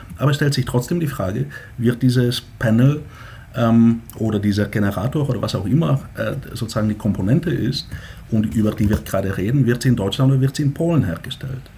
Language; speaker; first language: German; non-native, fluent; Bulgarian